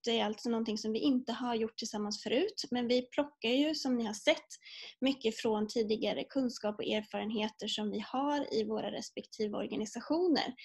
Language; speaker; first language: Swedish; native; Swedish